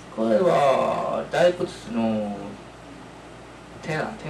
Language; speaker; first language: Japanese; non-native, learner; Chinese